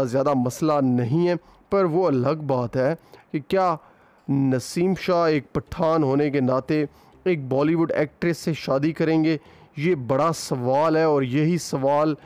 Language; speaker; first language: Urdu; non-native, local second language; Punjabi